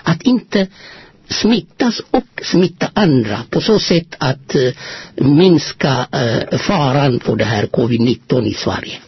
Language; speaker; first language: Swedish; non-native, fluent; Amharic